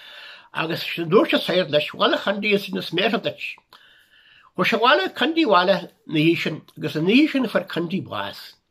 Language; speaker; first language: Irish; native; Irish